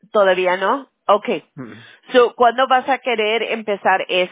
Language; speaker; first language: Spanish; early bilingual, heritage; Spanish